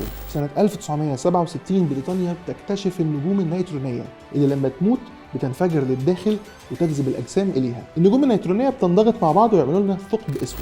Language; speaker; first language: Arabic; native; Arabic